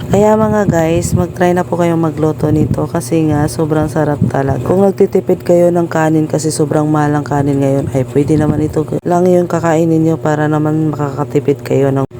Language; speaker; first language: Filipino; non-native, local second language; Cebuano